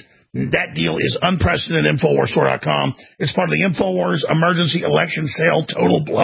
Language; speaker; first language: English; native; English